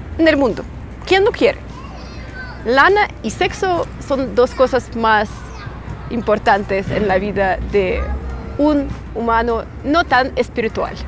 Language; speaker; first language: Spanish; non-native, fluent; Russian